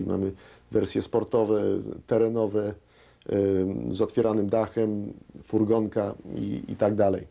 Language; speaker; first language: Polish; early bilingual, heritage; Polish